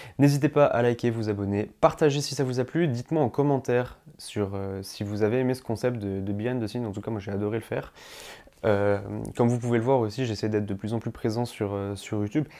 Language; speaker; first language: French; native; French